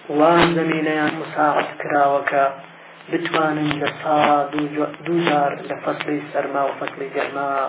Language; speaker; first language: Central Kurdish; non-native, local second language; Gurani